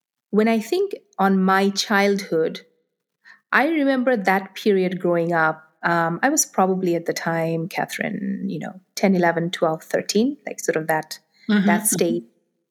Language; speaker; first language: English; non-native, local second language; Bangla